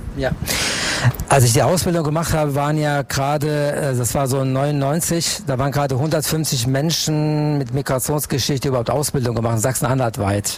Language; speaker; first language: German; non-native, fluent; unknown